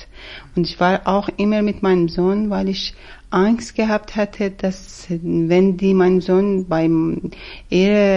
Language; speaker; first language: German; non-native, fluent; Persian